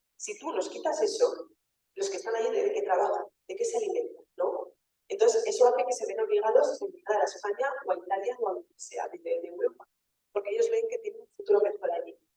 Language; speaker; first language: Spanish; early bilingual, other home language; Wolof